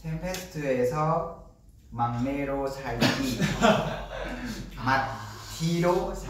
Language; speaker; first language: Korean; non-native, learner; Vietnamese